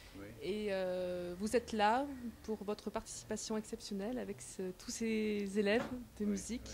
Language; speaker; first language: French; native; French